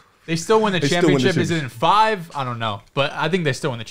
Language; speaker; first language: English; native; English